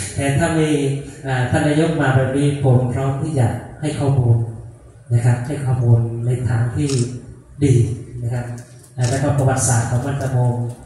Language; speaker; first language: Thai; non-native, local second language; Lao